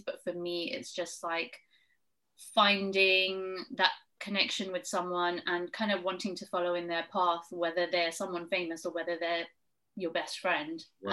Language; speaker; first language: English; native; English